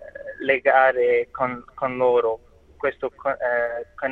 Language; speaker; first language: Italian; non-native, learner; English